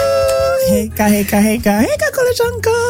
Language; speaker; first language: Polish; non-native, fluent; English